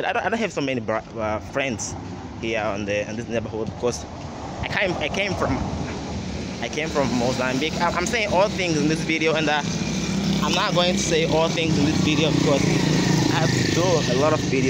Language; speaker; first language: English; non-native, learner; Makhuwa